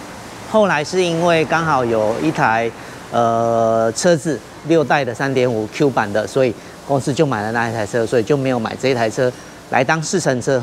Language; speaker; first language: Chinese; native; Chinese